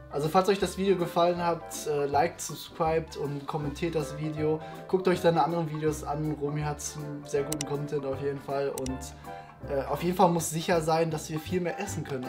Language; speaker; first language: German; native; German